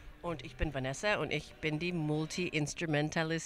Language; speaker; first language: German; early bilingual, other home language; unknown